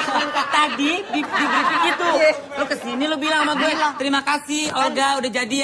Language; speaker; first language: Indonesian; native; Indonesian